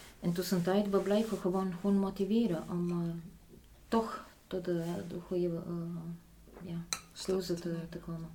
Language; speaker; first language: Dutch; non-native, fluent; Polish